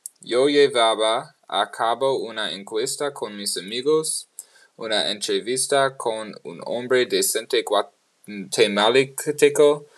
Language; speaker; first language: Spanish; non-native, learner; English